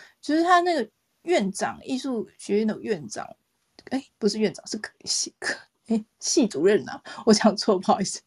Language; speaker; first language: Chinese; native; Chinese